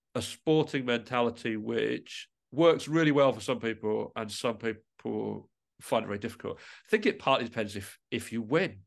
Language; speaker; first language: English; native; English